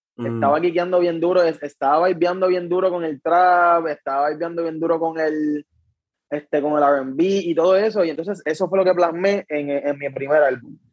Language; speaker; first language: Spanish; native; Spanish